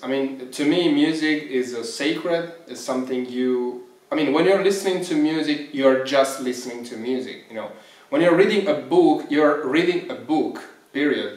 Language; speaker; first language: English; non-native, fluent; Italian